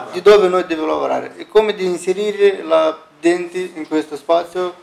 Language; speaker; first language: Italian; non-native, fluent; Romanian